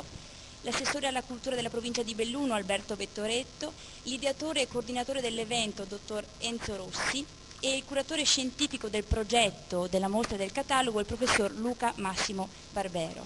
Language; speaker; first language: Italian; native; Italian